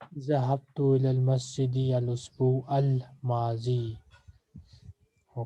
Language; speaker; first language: Arabic; non-native, fluent; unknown